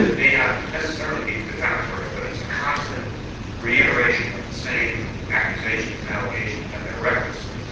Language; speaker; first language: English; native; English